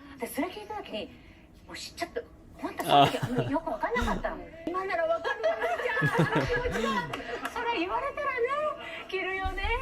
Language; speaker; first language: Japanese; native; Japanese